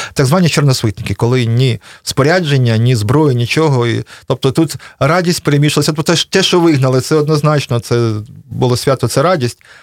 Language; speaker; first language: Ukrainian; native; Ukrainian